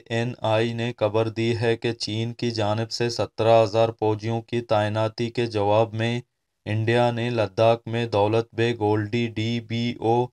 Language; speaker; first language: Urdu; non-native, local second language; Baluchi